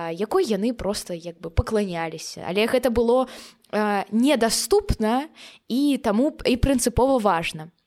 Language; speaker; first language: Belarusian; non-native, local second language; Russian